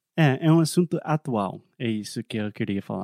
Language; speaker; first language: Portuguese; non-native, fluent; English